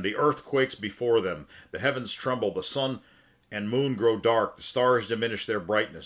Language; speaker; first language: English; native; English